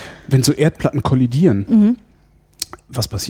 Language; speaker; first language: German; native; German